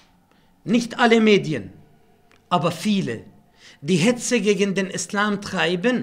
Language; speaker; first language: German; non-native, fluent; Arabic